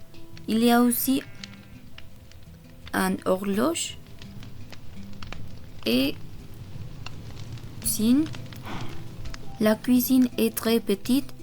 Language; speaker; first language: French; non-native, learner; Korean